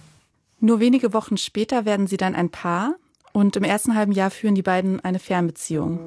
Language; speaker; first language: German; native; German